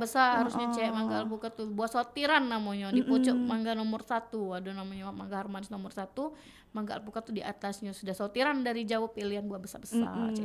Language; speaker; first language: Indonesian; native; Indonesian